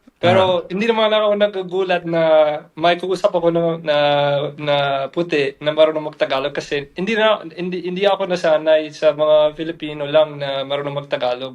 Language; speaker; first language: Filipino; non-native, fluent; English